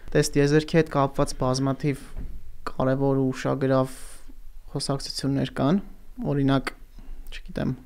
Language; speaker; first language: Armenian; native; Armenian